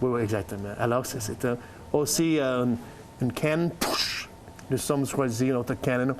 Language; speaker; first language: French; non-native, learner; English